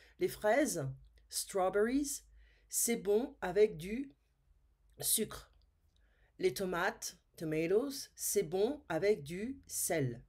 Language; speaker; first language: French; non-native, fluent; English